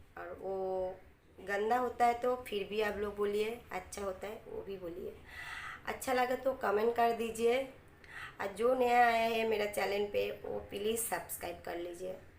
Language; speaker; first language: Hindi; non-native, local second language; Bangla